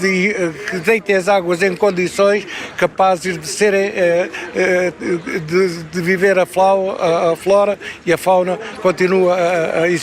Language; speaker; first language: Portuguese; native; Portuguese